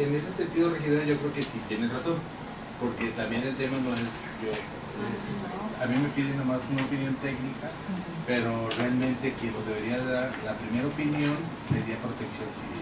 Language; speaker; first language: Spanish; native; Spanish